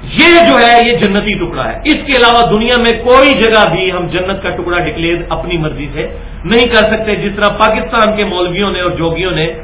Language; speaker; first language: Urdu; non-native, local second language; Punjabi